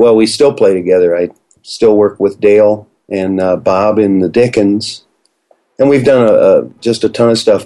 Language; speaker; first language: English; native; English